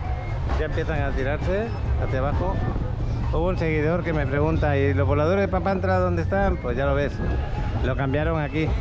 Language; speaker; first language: Spanish; native; Spanish